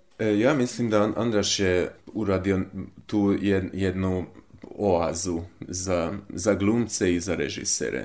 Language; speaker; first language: Serbian; non-native, local second language; Hungarian